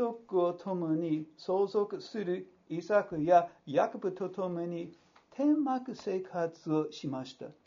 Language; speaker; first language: Japanese; non-native, fluent; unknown